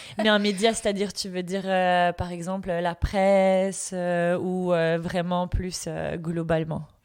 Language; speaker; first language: French; native; French